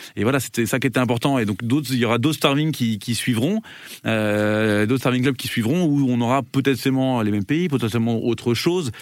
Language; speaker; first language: French; native; French